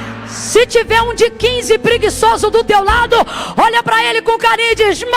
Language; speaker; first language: Portuguese; native; Portuguese